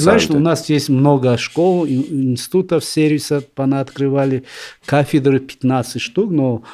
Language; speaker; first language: Russian; non-native, local second language; Tajik